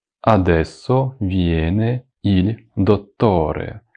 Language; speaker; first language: Italian; non-native, fluent; Ukrainian